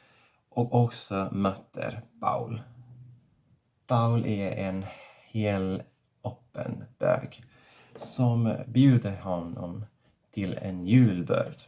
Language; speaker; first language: Swedish; non-native, fluent; Catalan